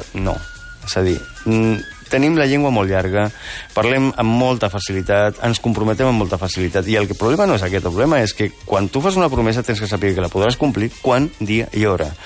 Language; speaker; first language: Catalan; non-native, local second language; Spanish